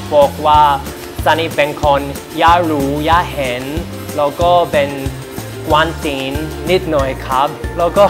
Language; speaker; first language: Thai; non-native, learner; English